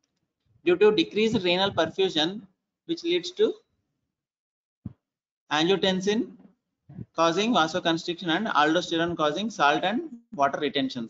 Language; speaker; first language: English; non-native, local second language; Telugu